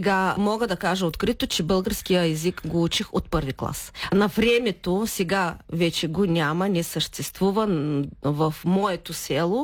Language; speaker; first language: Bulgarian; early bilingual, heritage; Bulgarian